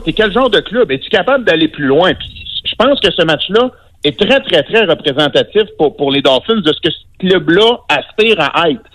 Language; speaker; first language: French; native; French